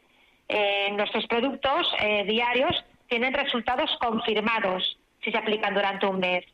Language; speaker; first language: Spanish; native; Spanish